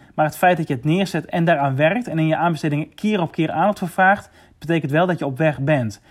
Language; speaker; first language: Dutch; native; Dutch